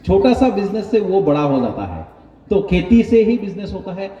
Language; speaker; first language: Hindi; non-native, local second language; Bangla